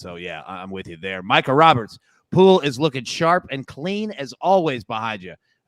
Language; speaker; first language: English; native; English